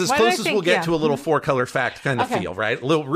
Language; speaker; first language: English; native; English